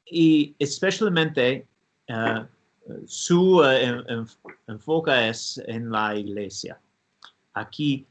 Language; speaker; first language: Spanish; non-native, learner; English